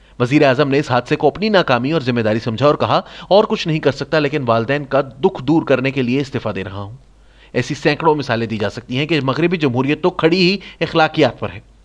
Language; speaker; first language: Urdu; non-native, local second language; Saraiki